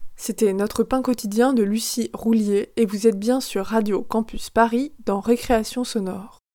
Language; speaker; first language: French; native; French